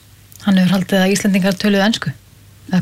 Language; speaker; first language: Icelandic; native; Icelandic